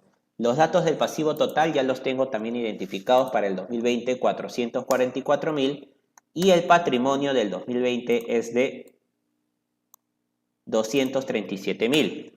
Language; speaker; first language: Spanish; native; Spanish